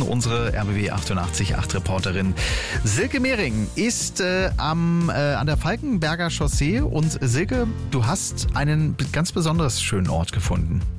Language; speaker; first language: German; native; German